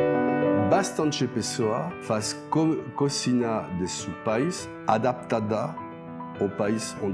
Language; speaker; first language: Portuguese; non-native, learner; French